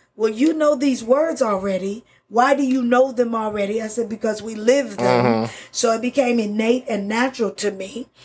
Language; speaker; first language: English; early bilingual, other home language; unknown